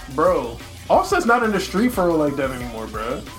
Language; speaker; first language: English; native; English